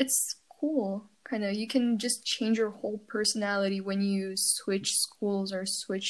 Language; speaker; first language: English; non-native, fluent; Portuguese